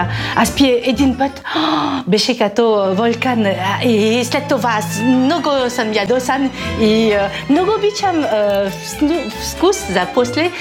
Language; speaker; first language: Bulgarian; non-native, learner; French